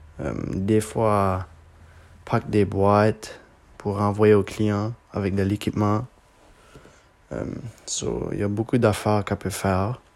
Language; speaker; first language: French; non-native, local second language; English